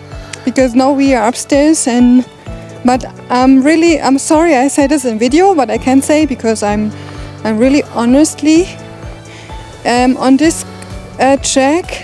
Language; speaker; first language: English; non-native, learner; German